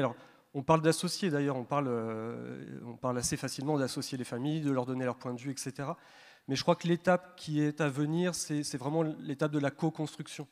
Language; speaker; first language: French; native; French